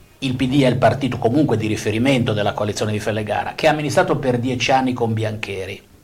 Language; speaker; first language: Italian; native; Italian